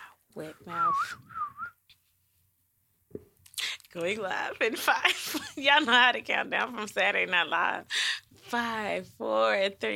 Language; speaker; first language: English; native; English